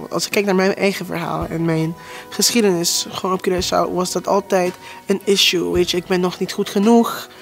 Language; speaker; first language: Dutch; non-native, local second language; Papiamento